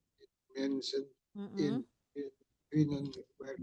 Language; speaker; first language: Dutch; non-native, learner; Indonesian